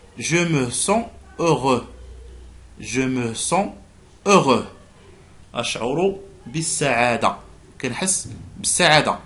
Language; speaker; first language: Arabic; native; Arabic